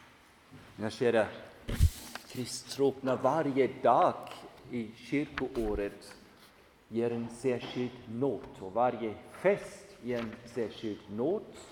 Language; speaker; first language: Swedish; non-native, fluent; German